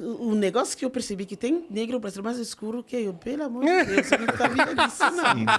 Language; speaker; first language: Portuguese; non-native, fluent; French